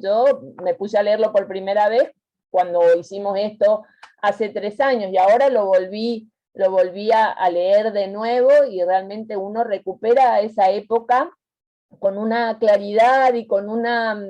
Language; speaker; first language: Spanish; native; Spanish